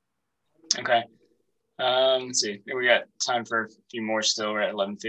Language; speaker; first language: English; native; English